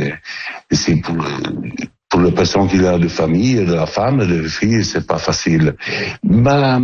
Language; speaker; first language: French; non-native, learner; Italian